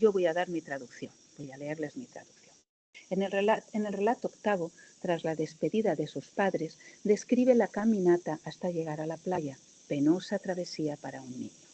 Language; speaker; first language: Spanish; native; Spanish